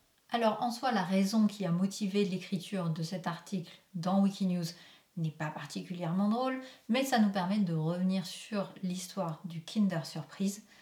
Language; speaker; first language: French; native; French